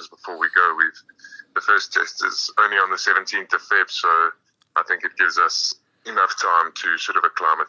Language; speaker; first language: English; native; English